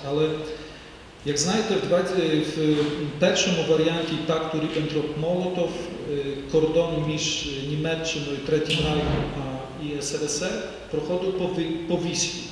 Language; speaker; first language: Ukrainian; native; Ukrainian